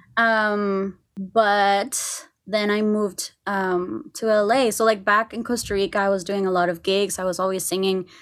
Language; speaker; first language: English; non-native, fluent; Spanish